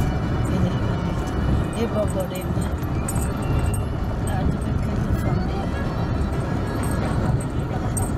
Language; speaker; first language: German; non-native, learner; Portuguese